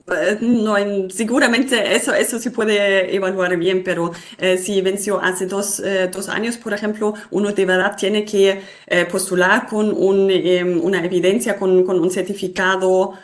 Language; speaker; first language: Spanish; non-native, fluent; German